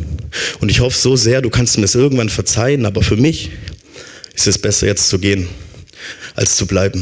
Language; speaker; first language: German; native; German